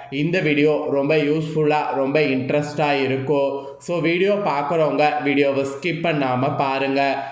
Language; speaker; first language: Tamil; native; Tamil